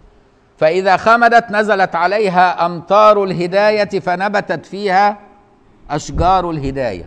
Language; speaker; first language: Arabic; native; Arabic